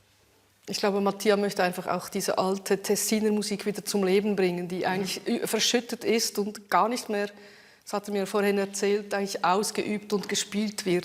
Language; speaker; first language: German; native; German